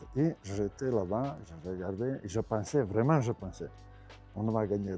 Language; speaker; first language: French; non-native, learner; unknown